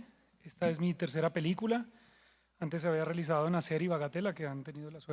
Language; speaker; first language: Spanish; native; Spanish